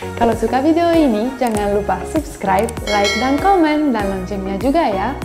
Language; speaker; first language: Indonesian; non-native, learner; Romanian